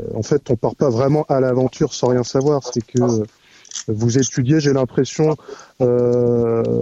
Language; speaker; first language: French; native; French